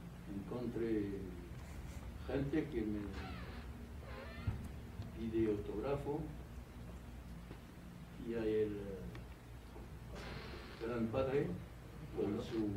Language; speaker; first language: Spanish; non-native, fluent; French